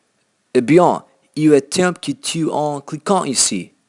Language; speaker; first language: French; non-native, learner; English